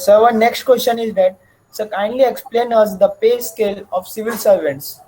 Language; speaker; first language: English; non-native, local second language; Marathi